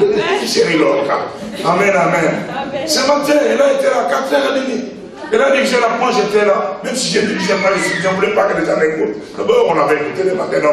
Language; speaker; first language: French; non-native, local second language; Lingala